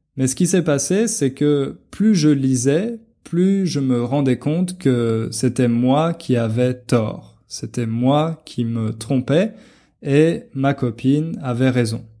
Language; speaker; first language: French; native; French